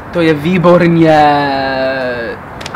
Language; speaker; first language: Czech; early bilingual, heritage; English